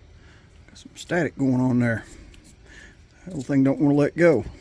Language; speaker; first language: English; native; English